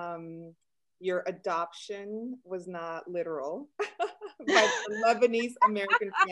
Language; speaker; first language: English; early bilingual, other home language; Spanish